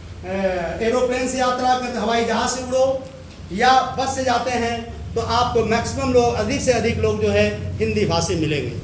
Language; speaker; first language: Hindi; native; Hindi